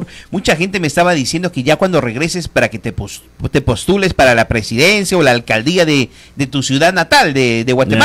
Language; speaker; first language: Spanish; native; Spanish